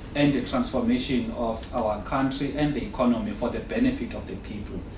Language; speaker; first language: English; non-native, local second language; Xhosa